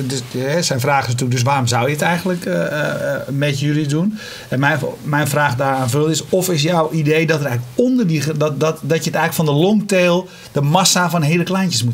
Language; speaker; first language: Dutch; native; Dutch